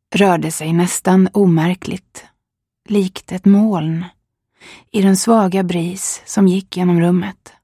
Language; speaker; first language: Swedish; native; Swedish